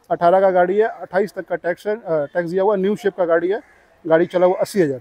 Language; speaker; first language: Hindi; non-native, local second language; Bangla